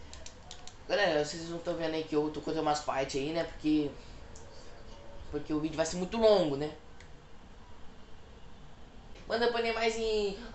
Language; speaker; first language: Portuguese; native; Portuguese